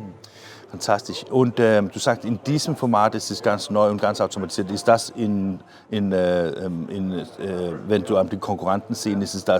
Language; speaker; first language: German; non-native, fluent; Danish